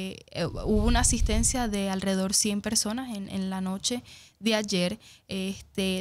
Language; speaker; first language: Spanish; native; Spanish